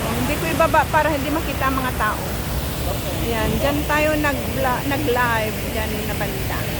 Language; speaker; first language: Filipino; native; Filipino